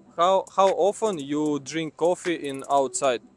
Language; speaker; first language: English; non-native, learner; Russian